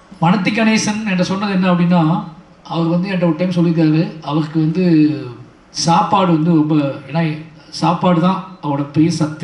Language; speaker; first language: Tamil; native; Tamil